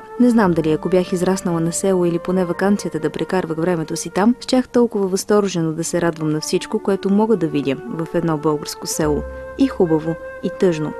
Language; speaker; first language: Bulgarian; native; Bulgarian